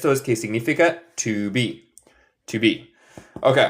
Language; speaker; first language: Spanish; non-native, fluent; English